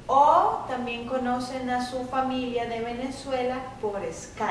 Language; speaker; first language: Spanish; native; Spanish